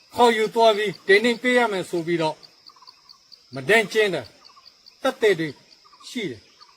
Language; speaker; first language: Burmese; non-native, local second language; Rohingya